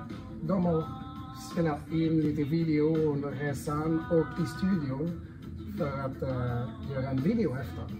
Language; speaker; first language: Swedish; non-native, fluent; French